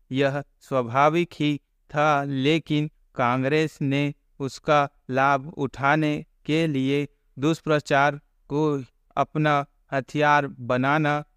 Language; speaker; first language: Hindi; native; Hindi